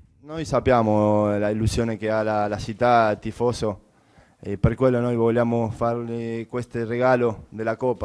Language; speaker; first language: Italian; non-native, learner; Spanish